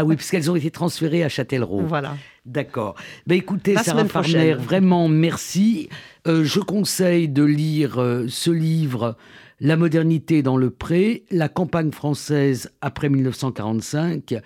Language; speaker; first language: French; native; French